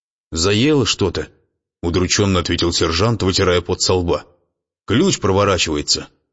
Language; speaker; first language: Russian; native; Russian